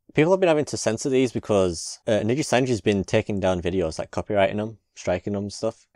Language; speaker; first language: English; native; English